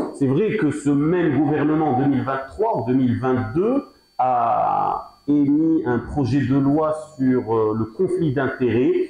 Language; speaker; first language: French; non-native, local second language; Arabic